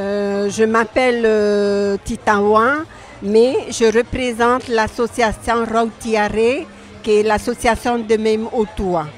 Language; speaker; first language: French; non-native, local second language; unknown